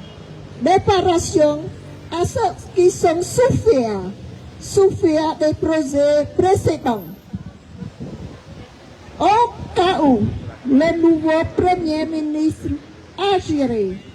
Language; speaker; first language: French; non-native, fluent; Khmer